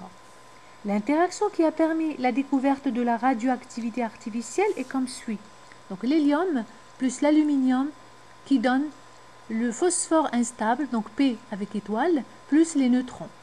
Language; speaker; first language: French; non-native, local second language; Arabic